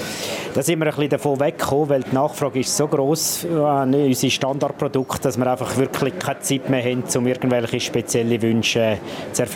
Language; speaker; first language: German; native; German